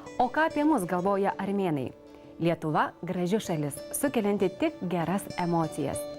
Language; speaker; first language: Lithuanian; native; Lithuanian